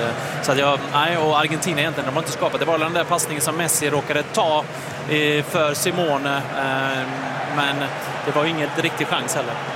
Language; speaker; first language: Swedish; native; Swedish